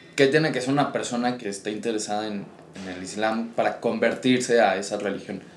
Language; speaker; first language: Spanish; native; Spanish